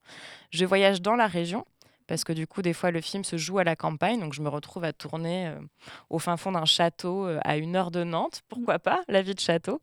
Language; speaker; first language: French; native; French